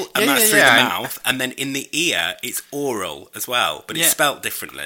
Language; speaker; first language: English; native; English